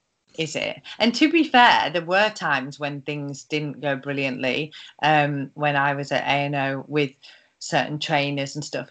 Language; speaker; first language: English; native; English